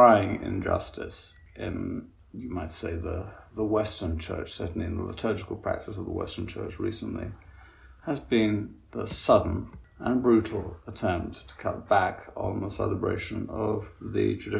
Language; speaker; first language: English; native; English